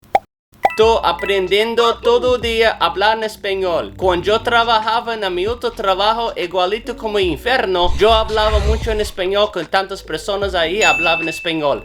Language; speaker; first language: Spanish; non-native, learner; English